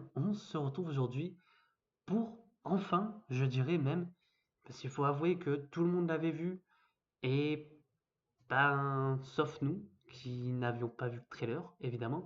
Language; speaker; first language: French; native; French